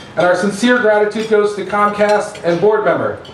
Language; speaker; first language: English; native; English